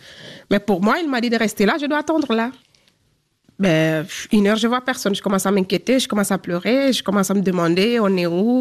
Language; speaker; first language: French; non-native, local second language; Fula